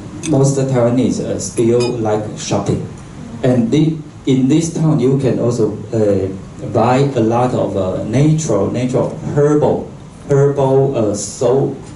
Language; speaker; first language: English; non-native, local second language; Chinese